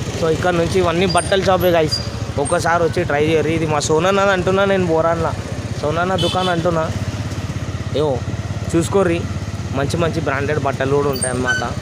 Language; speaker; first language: Telugu; non-native, local second language; Tamil